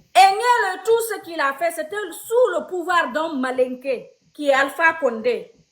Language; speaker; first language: French; non-native, local second language; Fula